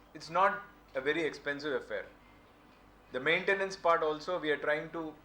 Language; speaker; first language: English; non-native, local second language; Telugu